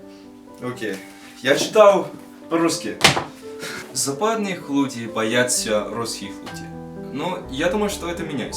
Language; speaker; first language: Russian; non-native, learner; English